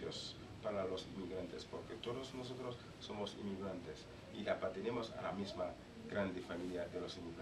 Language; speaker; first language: Spanish; non-native, learner; Haitian Creole